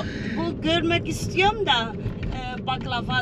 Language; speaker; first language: Turkish; non-native, learner; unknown